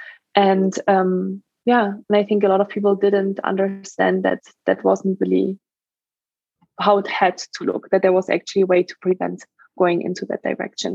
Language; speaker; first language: English; non-native, fluent; German